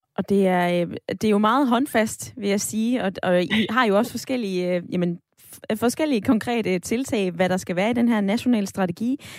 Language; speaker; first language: Danish; native; Danish